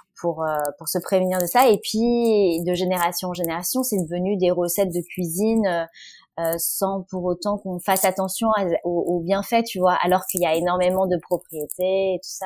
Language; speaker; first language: French; early bilingual, other home language; Vietnamese